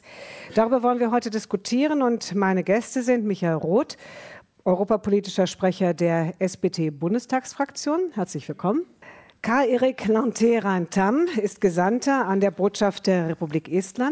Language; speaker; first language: German; native; German